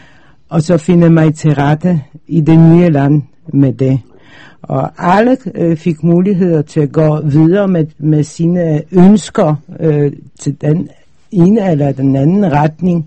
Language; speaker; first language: Danish; non-native, fluent; Polish